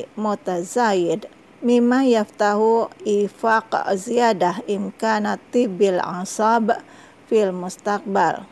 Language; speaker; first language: Arabic; non-native, fluent; Indonesian